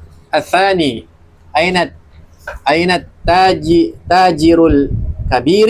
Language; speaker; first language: Arabic; non-native, learner; Indonesian